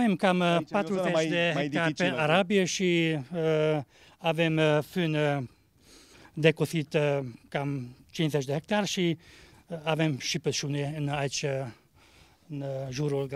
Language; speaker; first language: Romanian; non-native, local second language; Hungarian